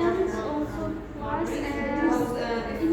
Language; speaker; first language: English; non-native, learner; Uzbek